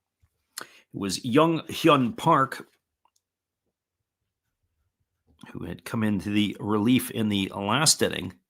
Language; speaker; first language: English; native; English